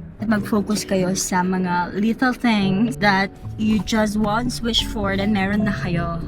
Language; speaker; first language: Filipino; native; Filipino